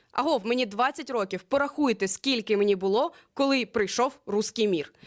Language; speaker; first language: Ukrainian; native; Ukrainian